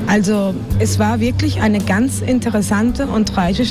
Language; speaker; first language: German; non-native, fluent; Spanish